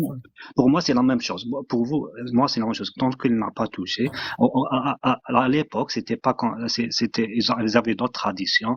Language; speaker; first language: French; non-native, local second language; Arabic